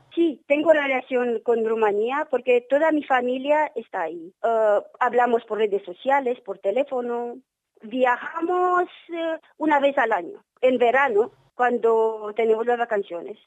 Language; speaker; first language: Spanish; non-native, learner; Romanian